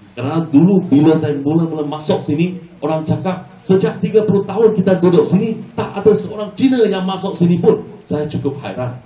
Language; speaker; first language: Malay; non-native, local second language; Chinese